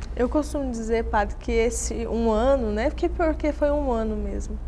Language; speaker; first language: Portuguese; native; Portuguese